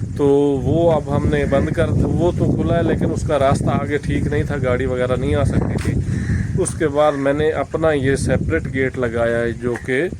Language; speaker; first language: Urdu; non-native, local second language; Punjabi